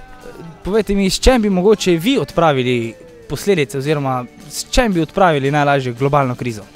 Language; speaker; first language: Slovenian; native; Slovenian